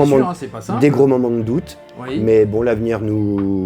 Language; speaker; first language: French; native; French